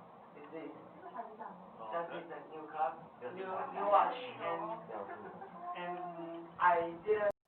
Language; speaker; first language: English; non-native, learner; Chinese